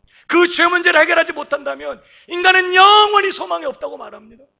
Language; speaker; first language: Korean; native; Korean